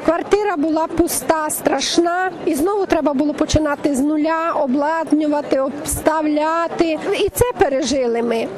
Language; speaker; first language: Ukrainian; native; Ukrainian